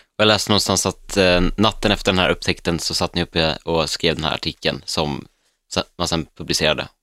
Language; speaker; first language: Swedish; native; Swedish